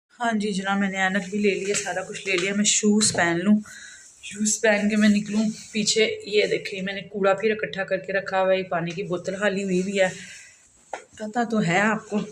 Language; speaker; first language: Urdu; native; Urdu